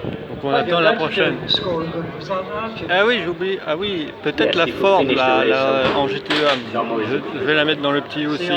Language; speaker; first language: French; native; French